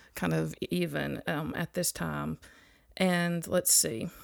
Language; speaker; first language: English; native; English